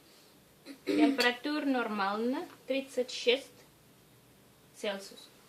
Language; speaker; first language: Russian; non-native, learner; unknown